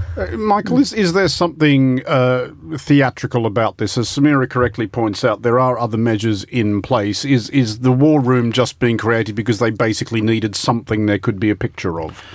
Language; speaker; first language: English; native; English